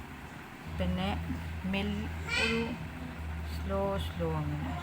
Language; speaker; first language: Malayalam; non-native, fluent; Hindi